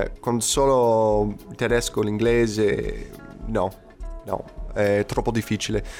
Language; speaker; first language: Italian; non-native, fluent; English